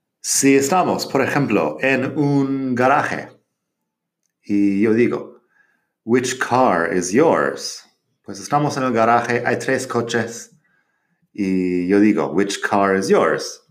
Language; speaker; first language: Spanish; non-native, fluent; English